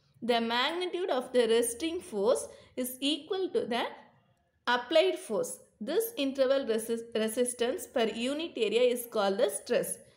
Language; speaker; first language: English; non-native, local second language; Tamil